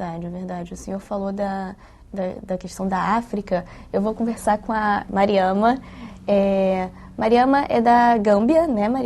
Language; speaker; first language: Portuguese; native; Portuguese